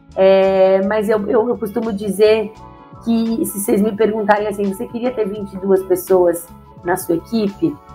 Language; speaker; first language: Portuguese; native; Portuguese